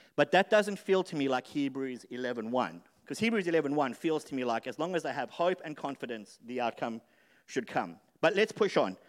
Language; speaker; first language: English; native; English